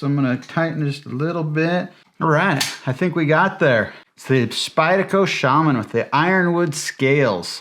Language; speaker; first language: English; native; English